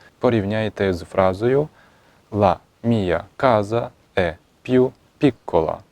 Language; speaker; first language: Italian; non-native, fluent; Ukrainian